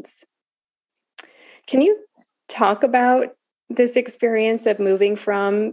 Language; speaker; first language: English; native; English